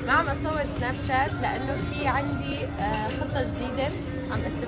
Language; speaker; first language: Arabic; native; Arabic